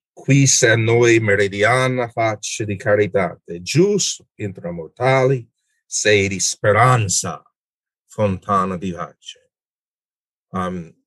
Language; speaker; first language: Italian; non-native, fluent; English